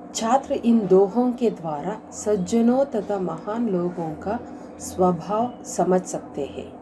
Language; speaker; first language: Hindi; non-native, local second language; Kannada